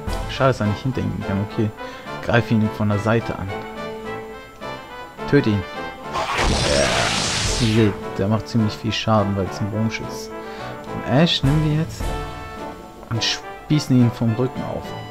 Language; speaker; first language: German; native; German